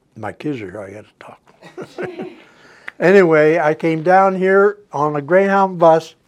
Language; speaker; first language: English; native; English